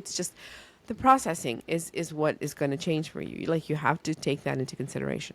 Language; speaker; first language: English; early bilingual, other home language; Spanish